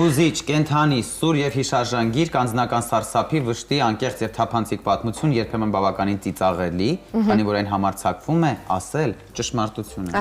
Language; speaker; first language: Armenian; native; Armenian